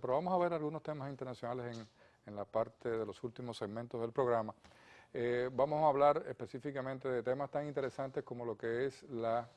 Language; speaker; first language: Spanish; native; Spanish